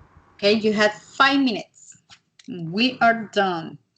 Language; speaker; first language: English; non-native, learner; Spanish